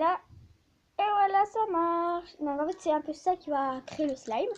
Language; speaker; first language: French; native; French